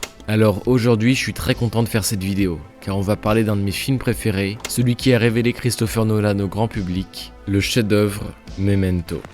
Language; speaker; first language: French; native; French